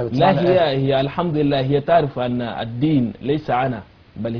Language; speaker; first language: Arabic; non-native, fluent; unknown